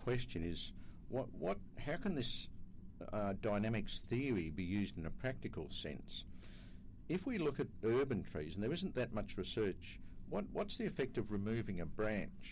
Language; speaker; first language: English; native; English